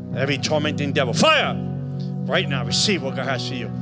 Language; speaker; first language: English; early bilingual, other home language; Spanish